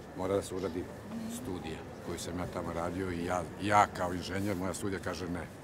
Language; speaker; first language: Serbian; native; Serbian